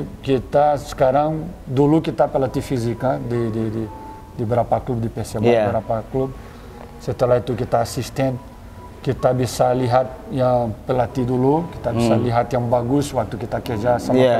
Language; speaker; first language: Indonesian; non-native, fluent; Portuguese